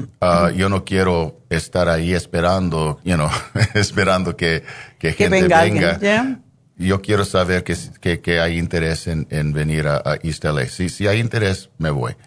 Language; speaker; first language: Spanish; early bilingual, heritage; Spanish